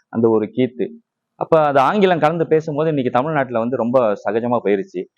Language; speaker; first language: Tamil; non-native, local second language; Chinese